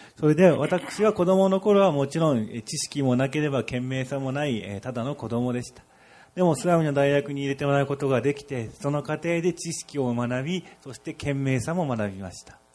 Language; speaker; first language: Japanese; non-native, fluent; Odia